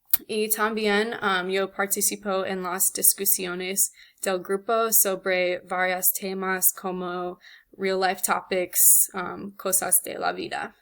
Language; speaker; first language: Spanish; non-native, learner; English